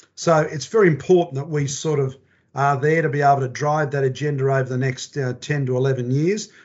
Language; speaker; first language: English; native; English